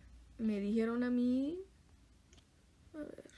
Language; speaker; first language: Spanish; early bilingual, heritage; Spanish